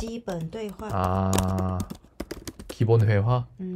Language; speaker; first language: Chinese; non-native, learner; Korean